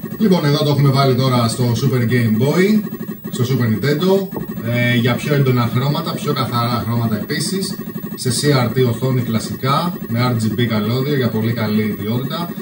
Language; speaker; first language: Greek; early bilingual, other home language; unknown